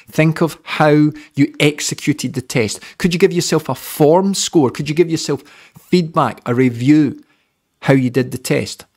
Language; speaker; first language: English; native; English